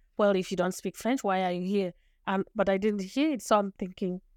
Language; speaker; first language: English; non-native, local second language; Shona